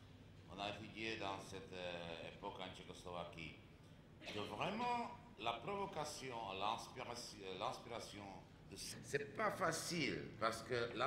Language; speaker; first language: French; non-native, fluent; Czech